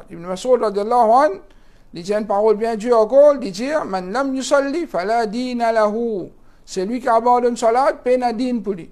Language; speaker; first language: French; non-native, local second language; Morisyen